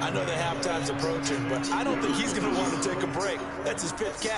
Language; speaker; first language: English; native; English